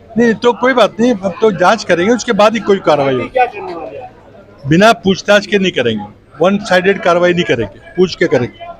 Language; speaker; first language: Hindi; non-native, local second language; Marathi